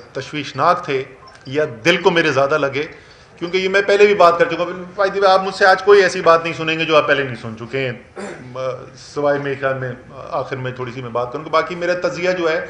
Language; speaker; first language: Urdu; native; Urdu